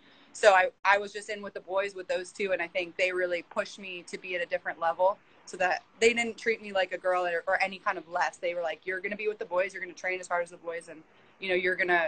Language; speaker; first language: English; native; English